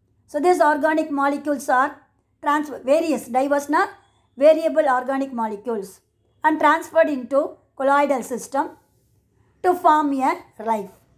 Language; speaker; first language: English; non-native, local second language; Tamil